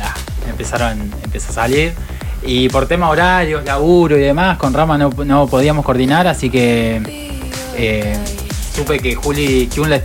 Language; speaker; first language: Spanish; native; Spanish